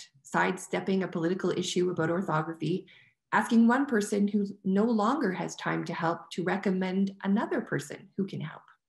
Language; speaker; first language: English; native; English